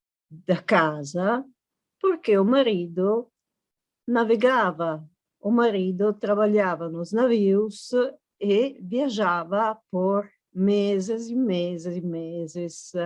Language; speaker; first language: Portuguese; non-native, fluent; Italian